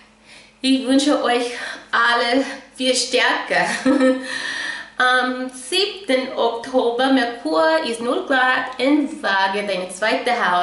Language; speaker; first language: German; non-native, fluent; English